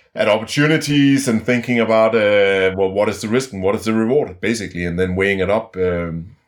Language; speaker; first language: English; non-native, fluent; Danish